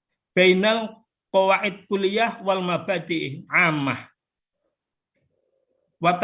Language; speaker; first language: Arabic; non-native, fluent; Indonesian